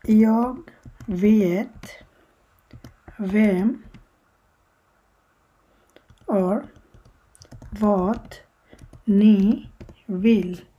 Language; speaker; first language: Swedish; non-native, fluent; Bangla